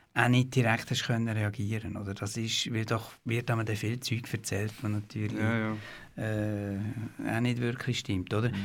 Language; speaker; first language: German; native; German